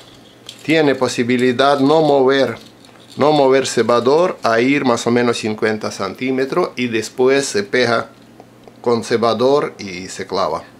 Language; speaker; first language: Spanish; non-native, fluent; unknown